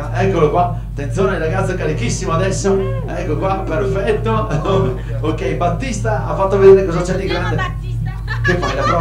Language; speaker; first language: Italian; native; Italian